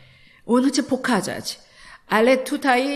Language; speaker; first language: Polish; non-native, learner; Korean